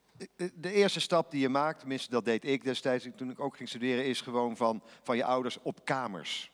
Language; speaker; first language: Dutch; native; Dutch